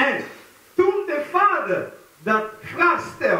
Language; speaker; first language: Dutch; non-native, fluent; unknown